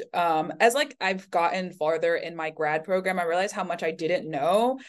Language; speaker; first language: English; early bilingual, other home language; Chinese